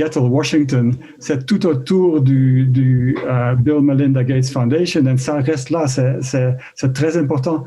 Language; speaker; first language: French; non-native, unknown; Dutch